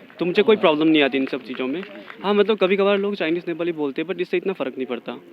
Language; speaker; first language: Hindi; non-native, local second language; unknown